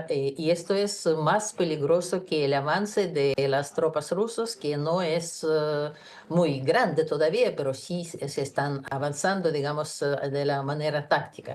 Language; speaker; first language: Spanish; non-native, fluent; Russian